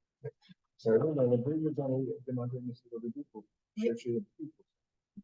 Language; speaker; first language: French; native; French